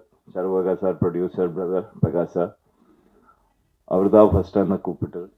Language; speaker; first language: Tamil; non-native, learner; Kannada